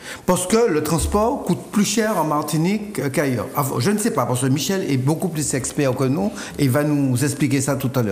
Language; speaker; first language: French; native; French